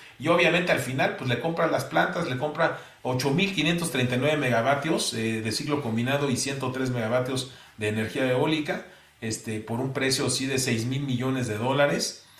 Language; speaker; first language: Spanish; native; Spanish